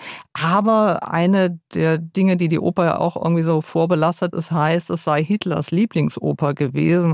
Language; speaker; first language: German; native; German